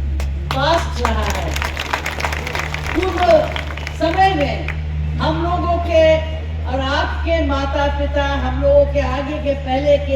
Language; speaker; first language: Hindi; non-native, local second language; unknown